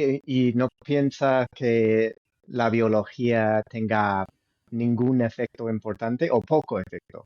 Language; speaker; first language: Spanish; non-native, fluent; English